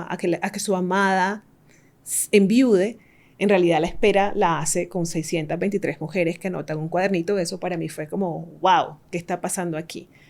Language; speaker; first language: Spanish; native; Spanish